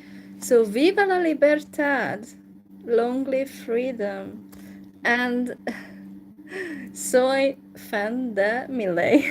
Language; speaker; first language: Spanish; non-native, learner; Hungarian